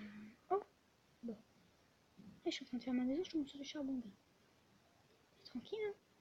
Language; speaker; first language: French; native; French